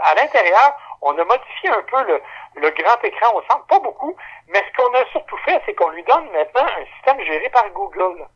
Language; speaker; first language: French; native; French